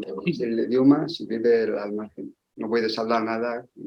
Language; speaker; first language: Spanish; non-native, learner; Arabic